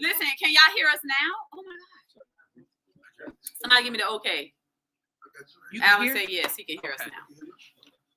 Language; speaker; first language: English; native; English